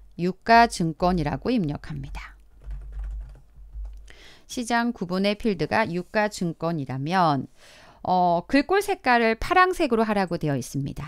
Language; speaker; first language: Korean; native; Korean